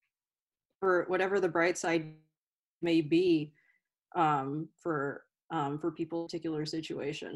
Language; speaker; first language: English; native; English